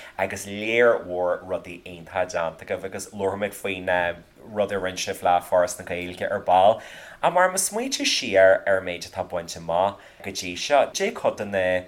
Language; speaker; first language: Irish; native; Irish